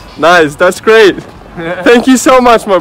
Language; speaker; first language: English; non-native, fluent; Arabic